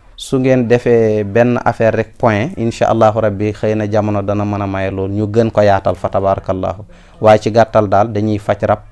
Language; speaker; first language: Wolof; non-native, local second language; Fula